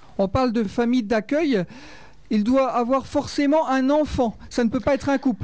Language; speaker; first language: French; native; French